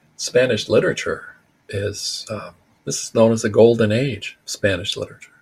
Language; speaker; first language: English; early bilingual, other home language; Spanish